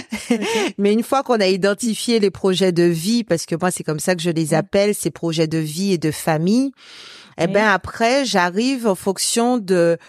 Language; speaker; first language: French; native; French